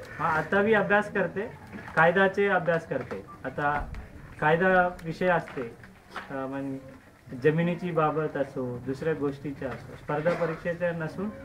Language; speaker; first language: Marathi; non-native, fluent; Kannada